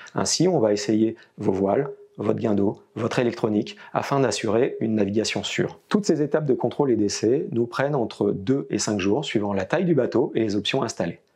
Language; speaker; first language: French; native; French